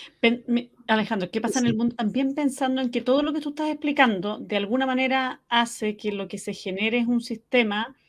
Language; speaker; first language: Spanish; native; Spanish